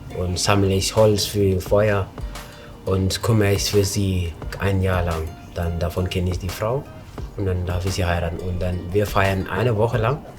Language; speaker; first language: German; non-native, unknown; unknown